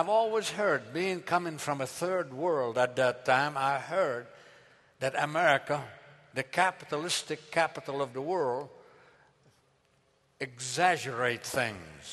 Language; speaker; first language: English; non-native, fluent; Arabic